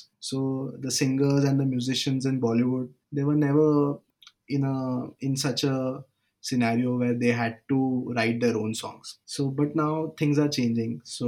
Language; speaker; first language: English; non-native, local second language; Marathi